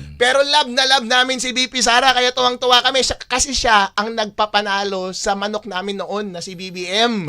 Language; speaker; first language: Filipino; non-native, local second language; Iloko